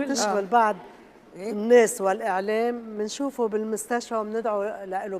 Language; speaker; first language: Arabic; native; Arabic